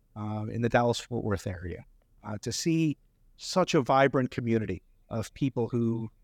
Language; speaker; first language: English; early bilingual, other home language; Hindi